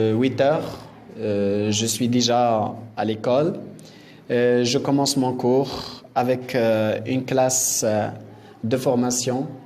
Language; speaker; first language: French; non-native, local second language; Arabic